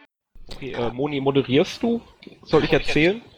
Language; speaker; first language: German; native; German